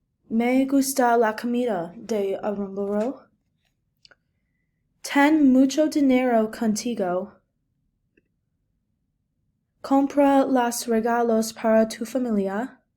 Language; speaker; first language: Spanish; non-native, learner; English